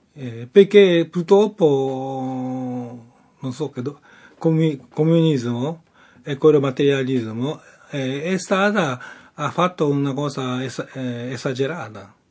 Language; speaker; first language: Italian; non-native, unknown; Japanese